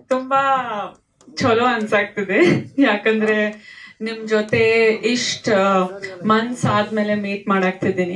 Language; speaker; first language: Kannada; non-native, learner; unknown